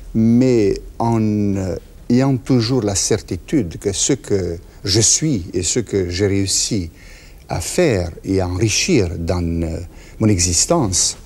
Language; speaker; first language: French; non-native, fluent; Romanian